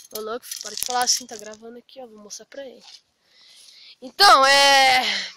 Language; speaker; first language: Portuguese; native; Portuguese